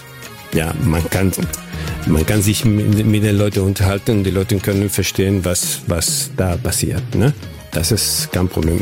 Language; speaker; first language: German; non-native, fluent; Spanish